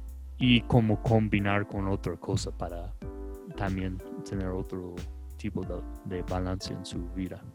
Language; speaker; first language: Spanish; non-native, fluent; English